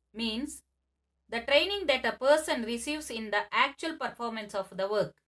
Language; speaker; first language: English; non-native, local second language; Kannada